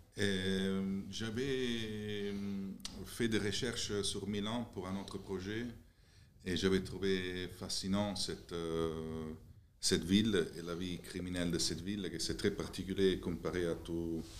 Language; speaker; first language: French; non-native, fluent; Italian